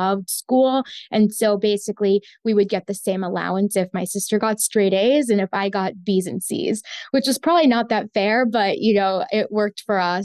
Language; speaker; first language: English; early bilingual, other home language; Spanish